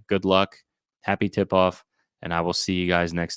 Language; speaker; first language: English; native; English